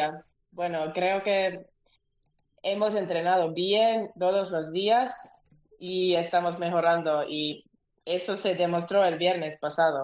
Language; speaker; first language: Spanish; non-native, learner; Finnish